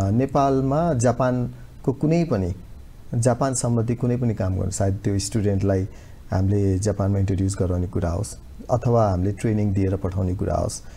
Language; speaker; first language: Nepali; native; Nepali